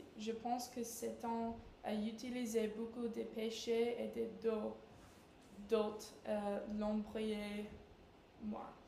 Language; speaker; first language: French; non-native, learner; English